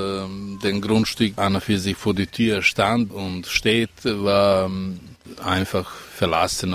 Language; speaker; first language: German; non-native, fluent; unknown